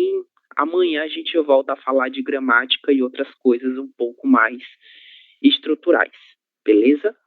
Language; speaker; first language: Portuguese; native; Portuguese